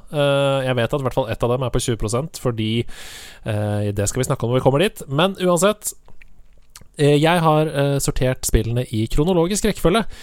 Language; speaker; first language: Norwegian; native; Norwegian